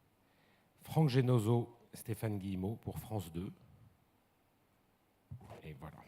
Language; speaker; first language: French; native; French